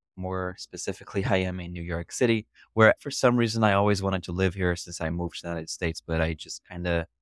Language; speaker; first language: English; non-native, fluent; Portuguese